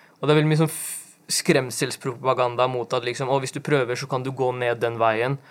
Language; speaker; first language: Norwegian; early bilingual, other home language; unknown